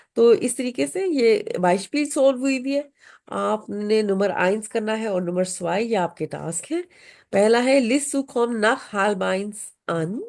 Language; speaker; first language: Urdu; native; Urdu